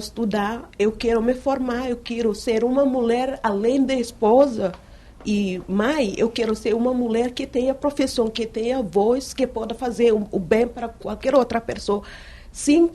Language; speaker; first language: Portuguese; non-native, fluent; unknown